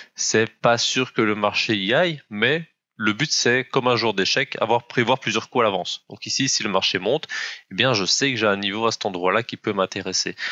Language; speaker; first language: French; native; French